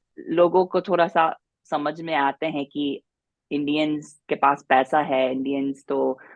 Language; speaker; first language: Hindi; non-native, fluent; English